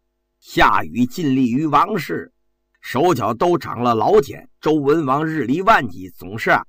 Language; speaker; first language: Chinese; native; Chinese